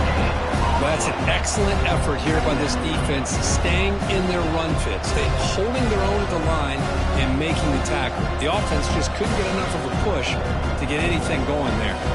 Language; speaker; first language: English; native; English